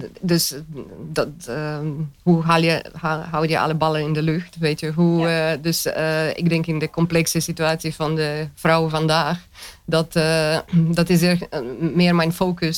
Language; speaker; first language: Dutch; non-native, fluent; Romanian